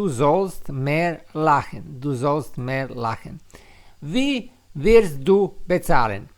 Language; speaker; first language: German; non-native, learner; Serbian